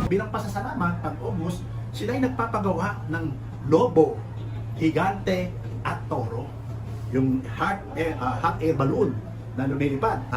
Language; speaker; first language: Filipino; native; Filipino